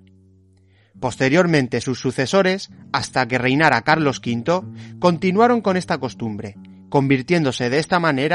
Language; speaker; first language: Spanish; native; Spanish